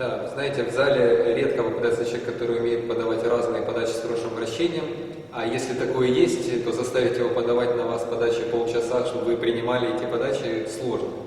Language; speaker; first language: Russian; native; Russian